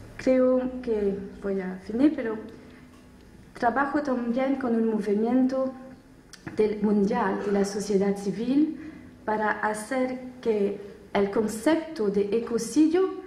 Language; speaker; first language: Spanish; non-native, fluent; French